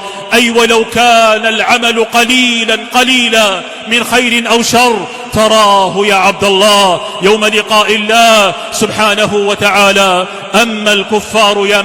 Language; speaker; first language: Arabic; native; Arabic